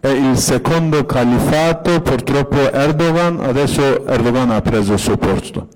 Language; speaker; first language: Italian; non-native, fluent; Kurdish